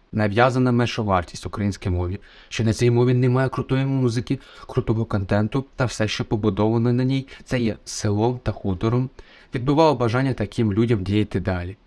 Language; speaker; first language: Ukrainian; native; Ukrainian